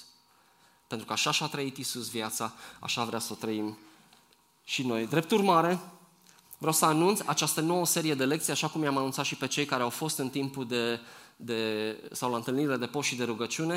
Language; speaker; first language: Romanian; native; Romanian